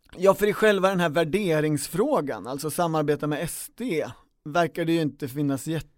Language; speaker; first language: Swedish; native; Swedish